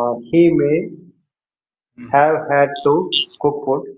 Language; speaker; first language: English; non-native, learner; Hindi